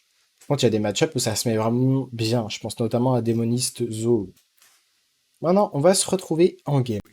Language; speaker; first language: French; native; French